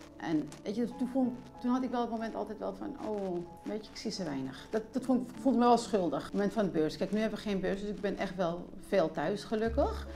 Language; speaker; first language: Dutch; early bilingual, other home language; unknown